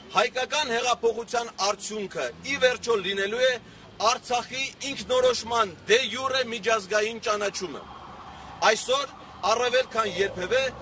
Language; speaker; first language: Armenian; native; Armenian